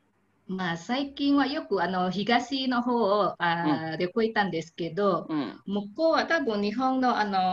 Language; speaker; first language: Japanese; non-native, fluent; Indonesian